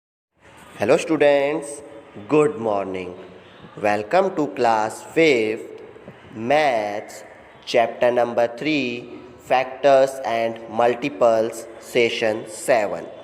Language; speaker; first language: English; non-native, local second language; Hindi